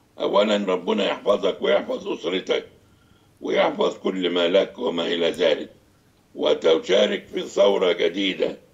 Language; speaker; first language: Arabic; native; Arabic